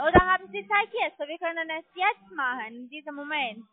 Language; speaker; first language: German; non-native, learner; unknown